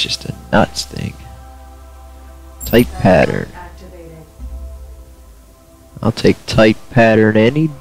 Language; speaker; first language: English; native; English